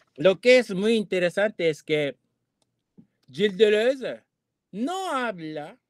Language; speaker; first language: Spanish; non-native, fluent; Japanese